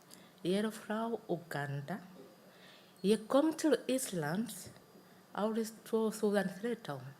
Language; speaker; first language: Icelandic; non-native, learner; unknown